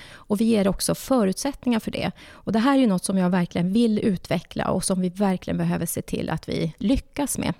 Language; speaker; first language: Swedish; native; Swedish